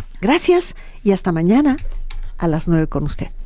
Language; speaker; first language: Spanish; native; Spanish